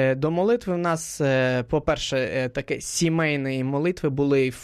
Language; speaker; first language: Ukrainian; non-native, fluent; Spanish